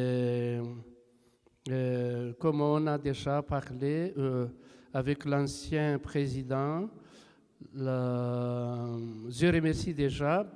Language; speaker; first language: French; non-native, local second language; Malagasy